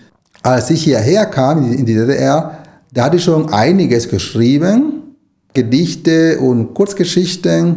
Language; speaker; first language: German; non-native, fluent; Spanish